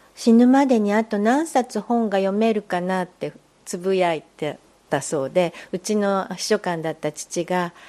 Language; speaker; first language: Japanese; native; Japanese